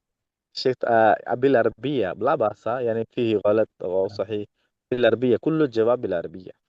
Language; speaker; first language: Arabic; non-native, learner; Urdu